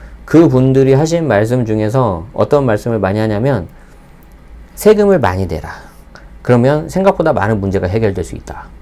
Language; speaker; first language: Korean; native; Korean